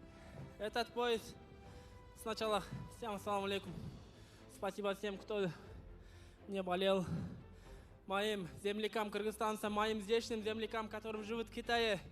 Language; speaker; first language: Russian; non-native, fluent; Kyrgyz